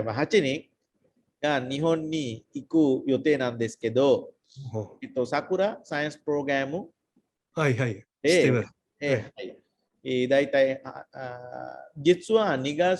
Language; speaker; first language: Japanese; non-native, fluent; Sinhala